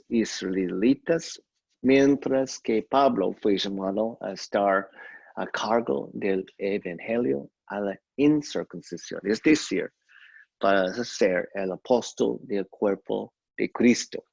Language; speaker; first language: Spanish; non-native, fluent; English